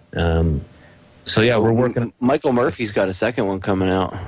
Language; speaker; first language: English; native; English